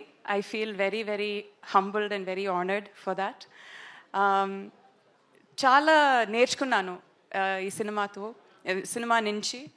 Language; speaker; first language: Telugu; non-native, local second language; Tamil